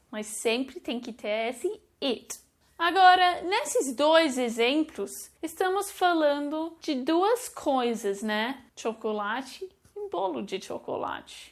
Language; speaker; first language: Portuguese; non-native, fluent; English